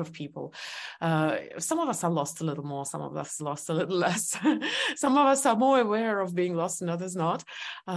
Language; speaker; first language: English; non-native, fluent; Estonian